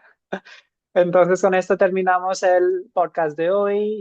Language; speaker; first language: Spanish; non-native, fluent; Hindi